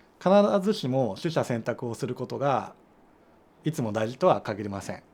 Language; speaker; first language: Japanese; native; Japanese